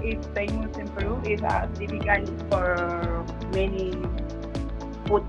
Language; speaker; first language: English; non-native, learner; Spanish